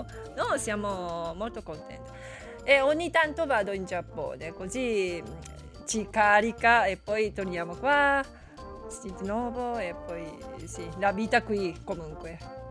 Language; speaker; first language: Italian; non-native, learner; Japanese